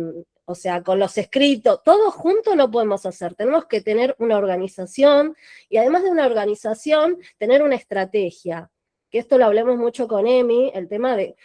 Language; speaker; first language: Spanish; native; Spanish